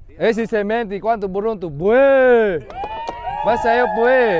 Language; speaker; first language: Portuguese; non-native, learner; Vietnamese